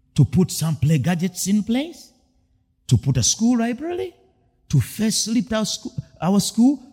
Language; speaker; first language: English; non-native, local second language; Ganda